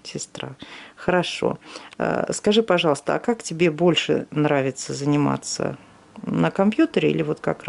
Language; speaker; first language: Russian; native; Russian